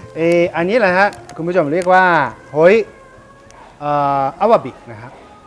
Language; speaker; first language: Thai; non-native, fluent; Japanese